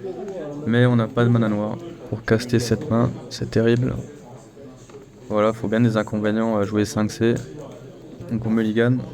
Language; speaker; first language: French; native; French